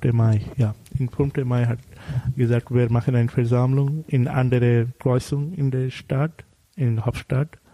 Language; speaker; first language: German; non-native, learner; Bangla